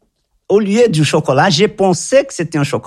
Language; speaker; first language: French; non-native, fluent; Portuguese